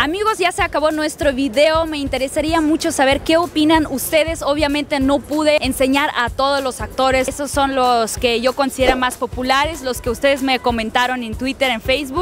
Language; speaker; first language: Spanish; non-native, fluent; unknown